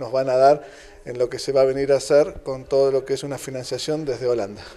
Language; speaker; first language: Spanish; native; Spanish